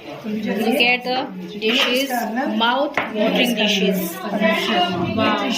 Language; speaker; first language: English; non-native, local second language; Hindi